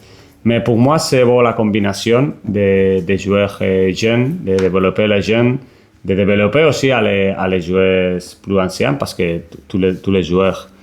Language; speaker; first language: French; non-native, learner; Spanish